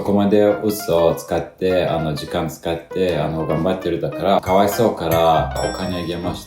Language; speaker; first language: Japanese; non-native, fluent; Lithuanian